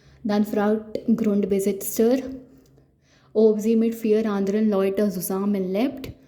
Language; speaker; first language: German; non-native, learner; Hindi